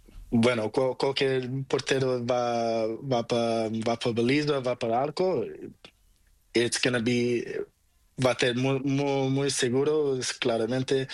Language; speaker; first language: Spanish; non-native, learner; Portuguese